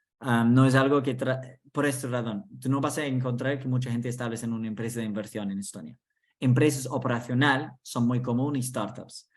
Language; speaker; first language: Spanish; non-native, fluent; English